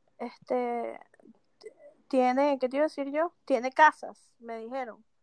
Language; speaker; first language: Spanish; native; Spanish